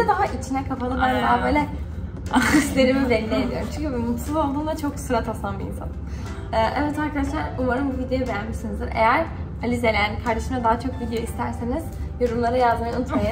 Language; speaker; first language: Turkish; early bilingual, heritage; Turkish